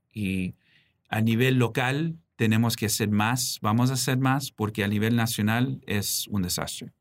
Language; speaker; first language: Spanish; early bilingual, heritage; Spanish